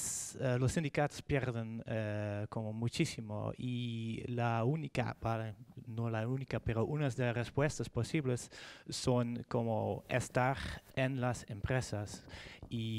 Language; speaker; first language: Spanish; non-native, fluent; Dutch